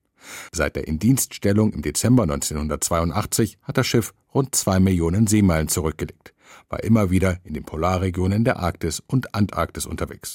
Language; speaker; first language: German; native; German